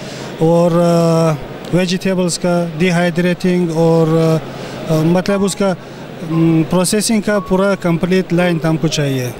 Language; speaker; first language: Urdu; non-native, fluent; Tajik